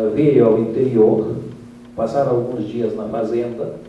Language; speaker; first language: Portuguese; non-native, fluent; Russian